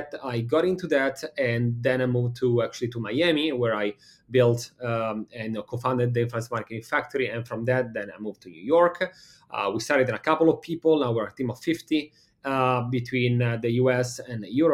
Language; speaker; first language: English; non-native, fluent; Italian